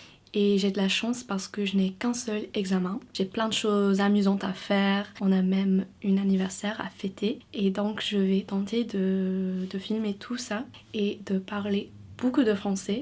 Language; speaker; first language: French; non-native, fluent; English